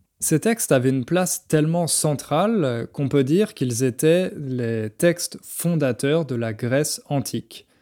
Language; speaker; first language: French; native; French